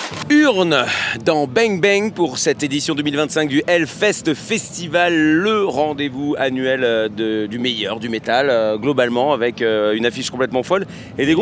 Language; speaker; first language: French; native; French